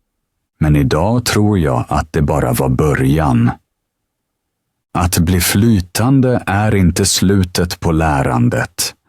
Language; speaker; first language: Swedish; non-native, fluent; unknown